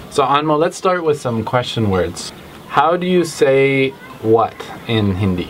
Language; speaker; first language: English; native; English